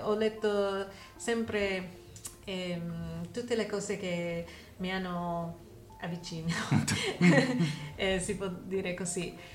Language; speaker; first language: Italian; non-native, learner; English